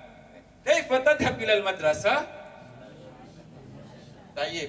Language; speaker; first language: Arabic; non-native, fluent; Malay